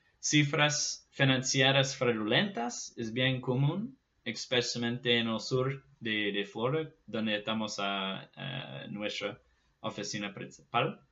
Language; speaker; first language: Spanish; non-native, fluent; Portuguese